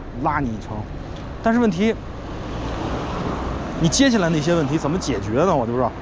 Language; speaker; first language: Chinese; native; Chinese